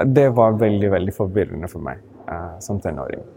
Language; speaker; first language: Norwegian; non-native, fluent; Arabic